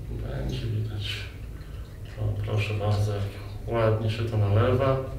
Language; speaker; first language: Polish; native; Polish